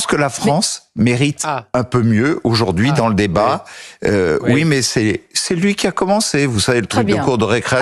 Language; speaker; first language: French; native; French